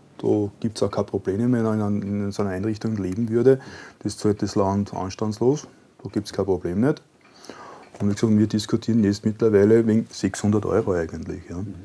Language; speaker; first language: German; native; German